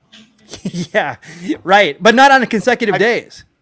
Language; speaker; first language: English; native; English